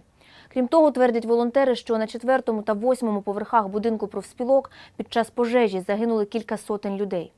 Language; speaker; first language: Ukrainian; native; Ukrainian